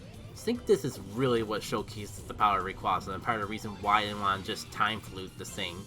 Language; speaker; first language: English; native; English